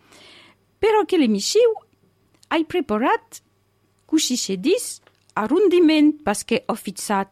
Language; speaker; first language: French; native; French